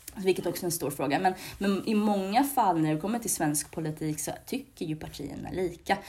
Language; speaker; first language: Swedish; early bilingual, other home language; Hungarian